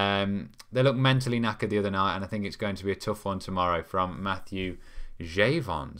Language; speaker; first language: English; native; English